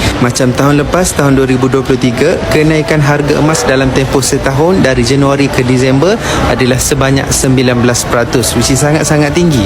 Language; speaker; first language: Malay; native; Malay